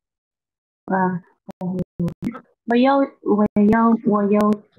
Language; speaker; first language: Chinese; non-native, learner; Indonesian